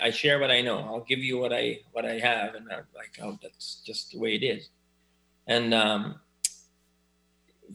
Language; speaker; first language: English; native; English